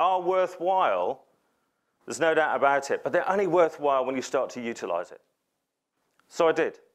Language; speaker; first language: English; native; English